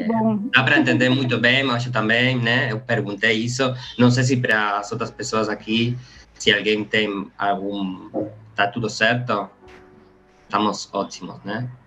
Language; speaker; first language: Portuguese; non-native, learner; Spanish